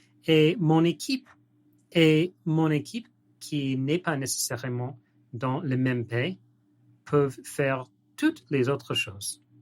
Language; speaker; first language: French; non-native, learner; English